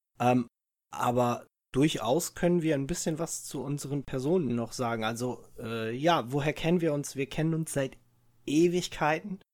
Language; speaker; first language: German; early bilingual, other home language; Italian